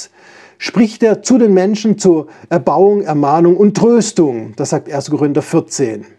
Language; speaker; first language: German; native; German